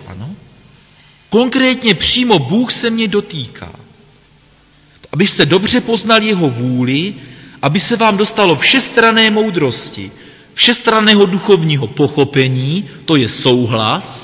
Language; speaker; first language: Czech; native; Czech